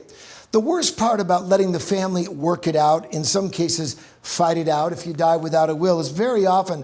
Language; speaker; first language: English; native; English